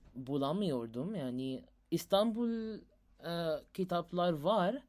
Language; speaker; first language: Turkish; non-native, learner; Urdu